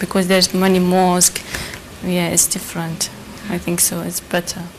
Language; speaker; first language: English; non-native, learner; Arabic